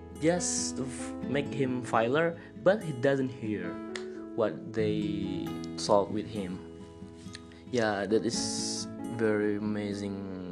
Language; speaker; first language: English; non-native, learner; Indonesian